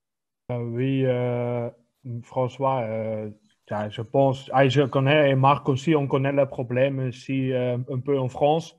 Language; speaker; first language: French; non-native, local second language; Dutch